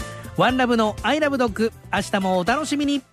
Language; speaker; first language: Japanese; native; Japanese